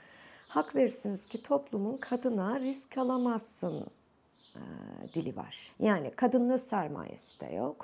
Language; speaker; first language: Turkish; native; Turkish